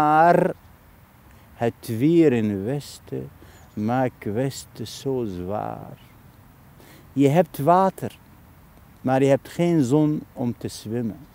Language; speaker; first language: Dutch; non-native, fluent; Arabic